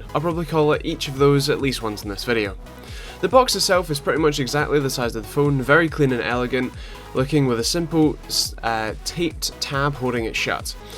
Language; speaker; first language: English; native; English